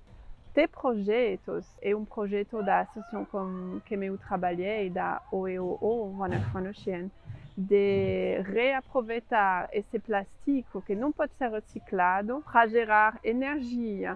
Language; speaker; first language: Portuguese; non-native, fluent; French